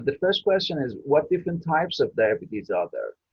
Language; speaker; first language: English; non-native, fluent; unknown